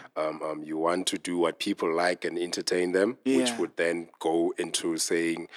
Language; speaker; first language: English; non-native, local second language; Southern Sotho